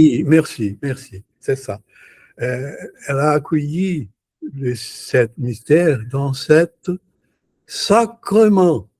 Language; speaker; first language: French; non-native, learner; Portuguese